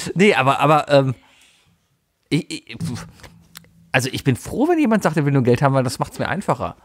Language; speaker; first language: German; native; German